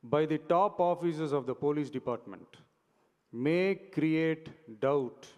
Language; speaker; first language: English; non-native, local second language; Tamil